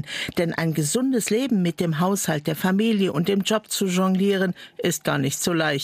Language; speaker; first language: German; native; German